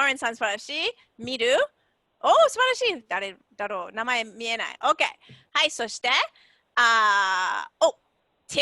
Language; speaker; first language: Japanese; non-native, fluent; English